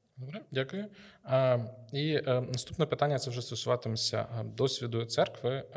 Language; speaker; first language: Ukrainian; native; Ukrainian